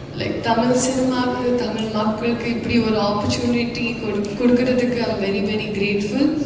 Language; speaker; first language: Tamil; non-native, learner; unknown